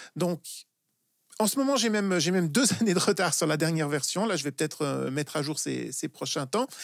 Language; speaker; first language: French; native; French